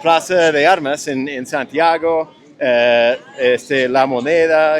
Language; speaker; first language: Spanish; non-native, fluent; English